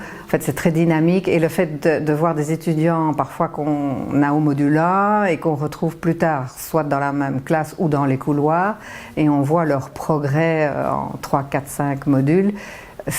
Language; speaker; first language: French; native; French